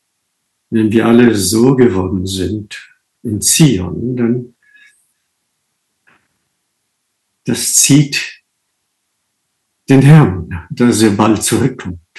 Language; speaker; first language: German; non-native, fluent; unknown